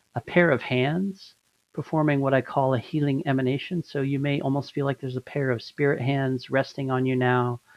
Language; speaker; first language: English; native; English